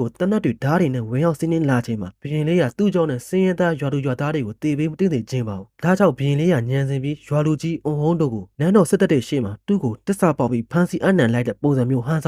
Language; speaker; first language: Burmese; native; Burmese